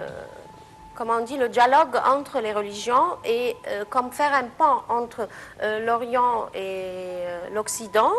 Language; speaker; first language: French; non-native, fluent; Arabic